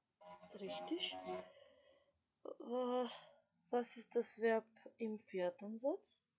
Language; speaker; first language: German; non-native, fluent; Macedonian